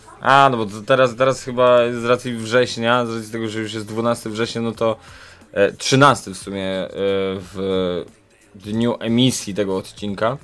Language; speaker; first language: Polish; native; Polish